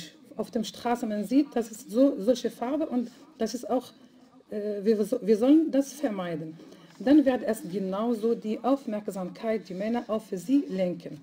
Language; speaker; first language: German; non-native, fluent; Arabic